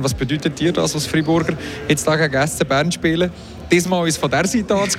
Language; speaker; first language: German; native; German